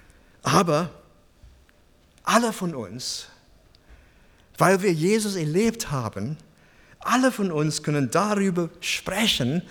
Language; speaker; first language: German; non-native, fluent; English